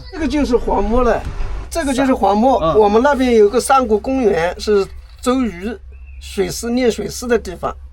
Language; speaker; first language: Chinese; native; Chinese